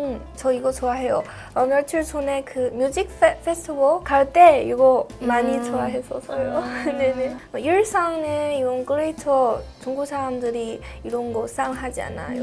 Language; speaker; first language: Korean; non-native, learner; Chinese